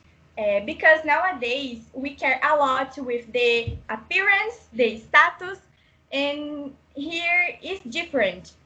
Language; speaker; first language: English; non-native, learner; Portuguese